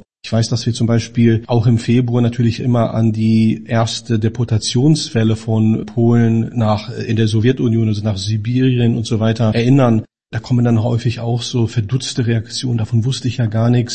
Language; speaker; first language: German; native; German